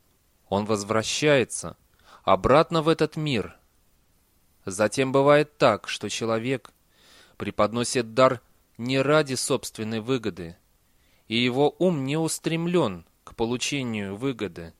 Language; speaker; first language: Russian; native; Russian